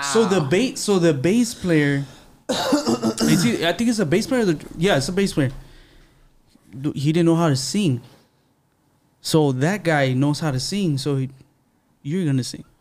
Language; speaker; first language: English; early bilingual, other home language; Spanish